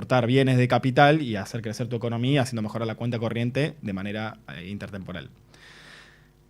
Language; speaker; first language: Spanish; native; Spanish